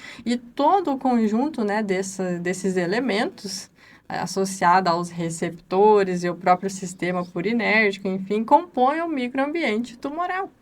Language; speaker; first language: Portuguese; native; Portuguese